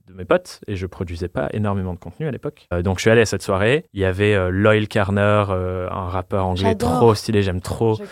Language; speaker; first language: French; non-native, fluent; English